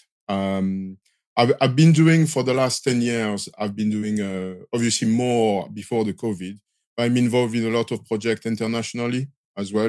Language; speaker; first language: English; non-native, fluent; French